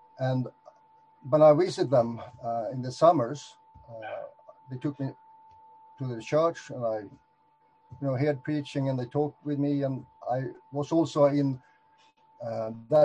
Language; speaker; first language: English; non-native, fluent; Swedish